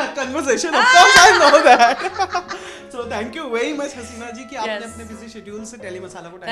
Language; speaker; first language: Hindi; native; Hindi